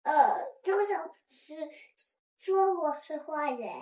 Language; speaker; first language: Chinese; early bilingual, heritage; Chinese